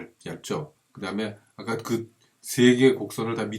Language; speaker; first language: Korean; native; Korean